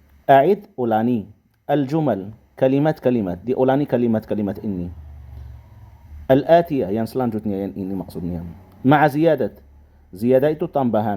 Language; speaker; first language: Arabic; non-native, fluent; Indonesian